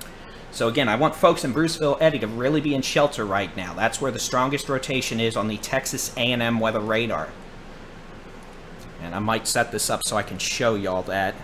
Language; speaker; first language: English; native; English